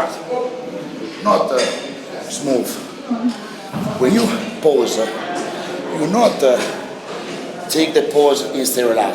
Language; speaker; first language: English; non-native, learner; Italian